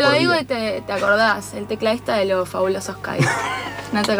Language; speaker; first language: Spanish; native; Spanish